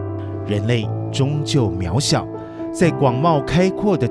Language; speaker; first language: Chinese; native; Chinese